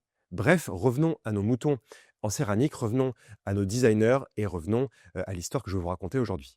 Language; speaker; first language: French; native; French